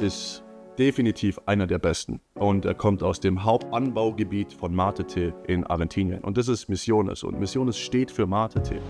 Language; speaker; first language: German; native; German